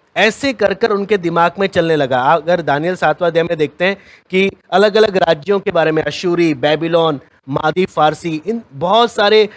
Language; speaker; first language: Hindi; native; Hindi